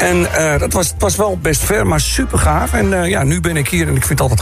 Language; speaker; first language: Dutch; native; Dutch